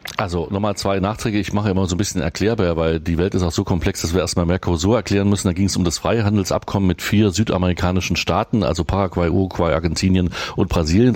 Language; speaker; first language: German; native; German